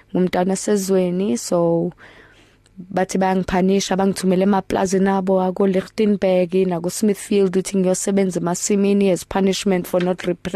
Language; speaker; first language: Zulu; non-native, local second language; Afrikaans